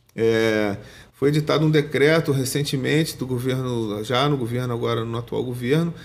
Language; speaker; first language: Portuguese; native; Portuguese